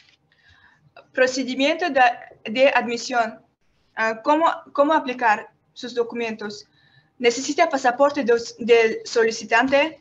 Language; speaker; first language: Spanish; non-native, learner; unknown